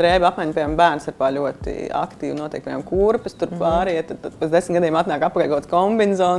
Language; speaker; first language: Latvian; native; Latvian